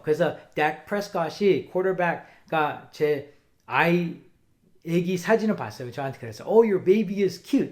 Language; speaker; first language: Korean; early bilingual, heritage; English